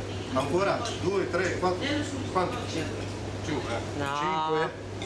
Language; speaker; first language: Italian; non-native, learner; Greek